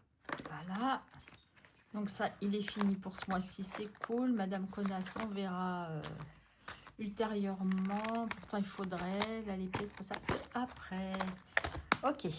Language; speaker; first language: French; native; French